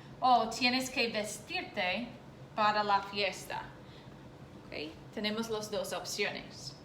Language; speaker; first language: Spanish; non-native, fluent; English